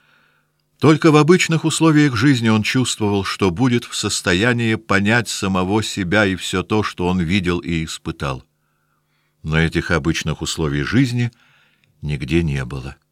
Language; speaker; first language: Russian; native; Russian